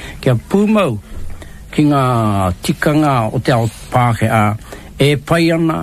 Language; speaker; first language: Māori; native; Māori